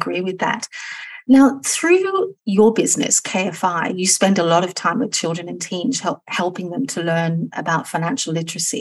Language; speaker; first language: English; native; English